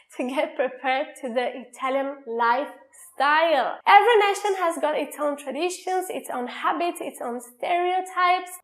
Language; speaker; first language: English; non-native, fluent; Italian